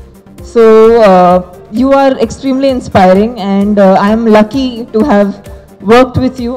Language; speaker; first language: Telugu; non-native, fluent; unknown